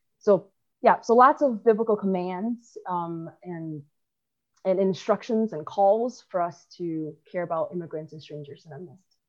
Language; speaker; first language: English; early bilingual, other home language; Chinese